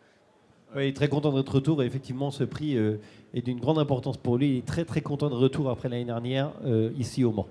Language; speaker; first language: French; native; French